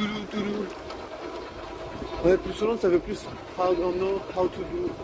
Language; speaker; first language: French; native; French